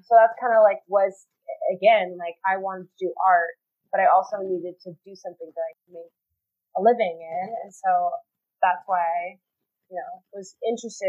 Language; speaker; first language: English; native; English